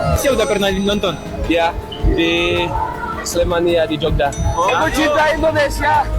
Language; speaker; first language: Indonesian; non-native, learner; German